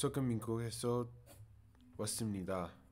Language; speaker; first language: Korean; non-native, learner; English